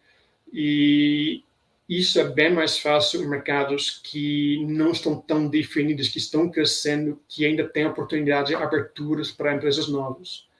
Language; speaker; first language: Portuguese; non-native, fluent; Dutch